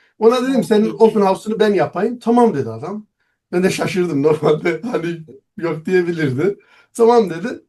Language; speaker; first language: Turkish; non-native, local second language; Kurdish